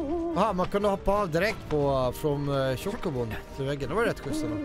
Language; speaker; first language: Swedish; native; Swedish